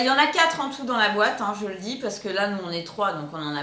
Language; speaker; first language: French; native; French